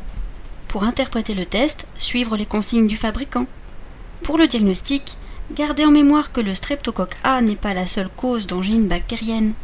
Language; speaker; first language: French; native; French